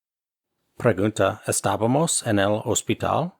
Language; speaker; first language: Spanish; non-native, fluent; English